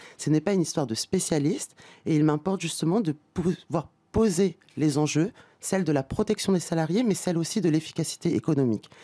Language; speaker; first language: French; native; French